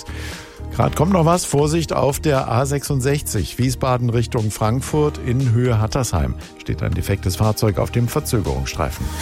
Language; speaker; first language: German; native; German